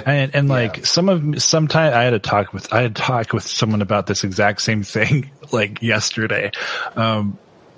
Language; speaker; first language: English; native; English